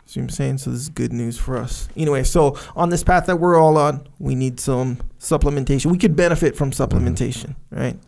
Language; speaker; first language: English; native; English